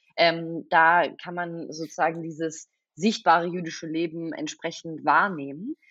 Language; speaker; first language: German; native; German